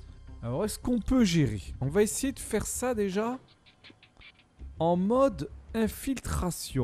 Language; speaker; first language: French; native; French